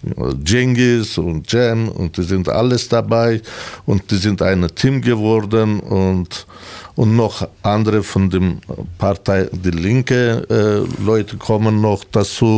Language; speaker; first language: German; non-native, learner; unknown